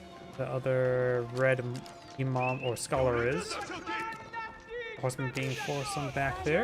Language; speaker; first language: English; native; English